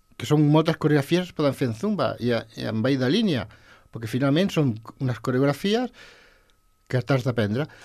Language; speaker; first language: Catalan; non-native, local second language; Spanish